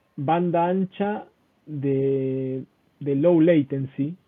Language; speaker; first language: Spanish; native; Spanish